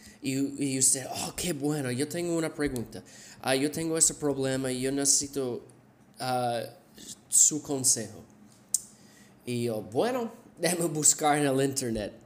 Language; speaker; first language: Spanish; non-native, fluent; English